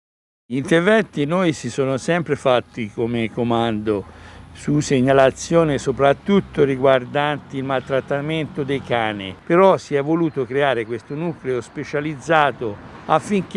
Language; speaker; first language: Italian; native; Italian